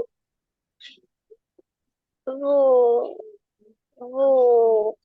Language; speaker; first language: French; non-native, learner; Arabic